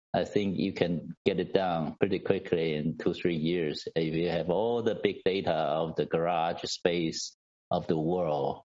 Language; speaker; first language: English; non-native, fluent; Chinese